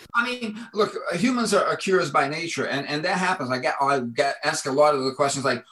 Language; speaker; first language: English; non-native, fluent; Portuguese